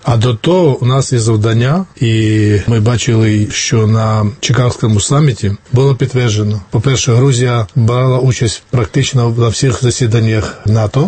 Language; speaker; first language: Ukrainian; non-native, fluent; Georgian